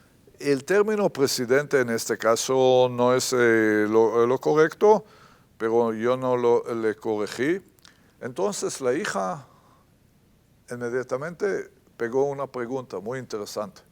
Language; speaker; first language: Spanish; non-native, fluent; Hebrew